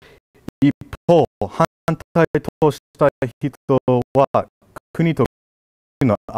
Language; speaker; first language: Japanese; non-native, fluent; English